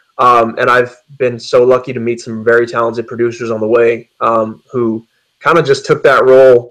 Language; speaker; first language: English; native; English